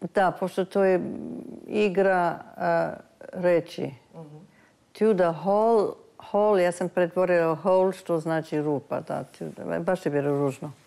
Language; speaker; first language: Serbian; early bilingual, heritage; Serbian